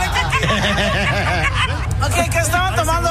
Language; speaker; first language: Spanish; early bilingual, heritage; Spanish